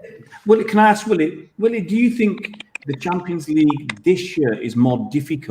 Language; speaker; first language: English; native; English